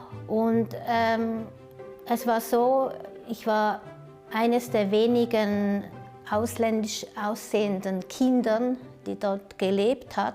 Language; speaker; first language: German; early bilingual, other home language; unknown